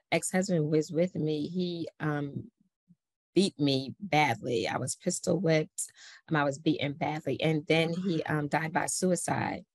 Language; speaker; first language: English; native; English